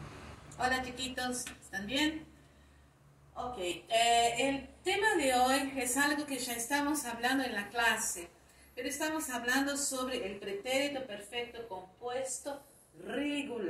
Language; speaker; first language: Spanish; non-native, fluent; Portuguese